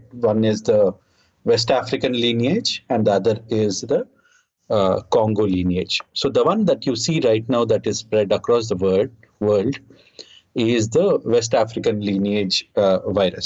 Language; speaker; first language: English; non-native, local second language; Telugu